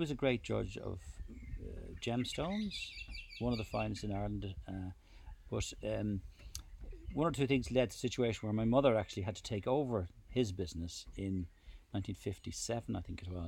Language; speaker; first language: English; native; English